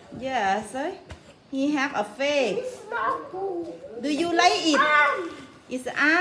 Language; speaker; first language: English; non-native, learner; Thai